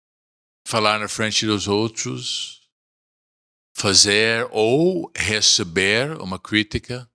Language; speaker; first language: Portuguese; non-native, fluent; English